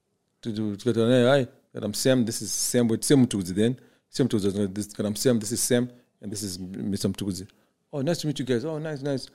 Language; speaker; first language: English; non-native, local second language; Shona